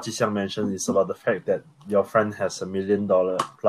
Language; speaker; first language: English; early bilingual, other home language; Korean